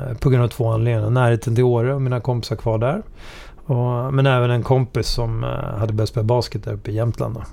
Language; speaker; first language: Swedish; early bilingual, other home language; Hungarian